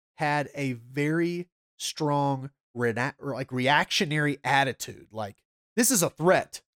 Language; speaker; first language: English; native; English